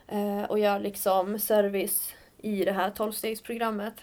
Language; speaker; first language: Swedish; native; Swedish